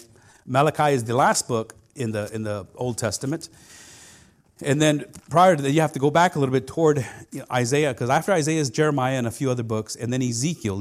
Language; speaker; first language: English; non-native, fluent; Spanish